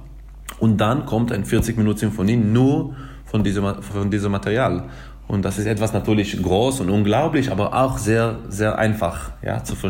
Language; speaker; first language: German; non-native, fluent; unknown